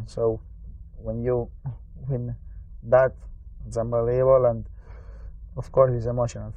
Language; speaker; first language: English; non-native, learner; Spanish